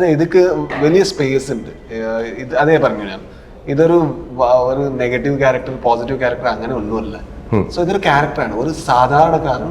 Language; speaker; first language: Malayalam; non-native, local second language; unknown